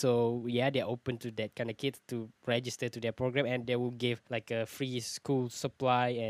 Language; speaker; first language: English; non-native, local second language; Malay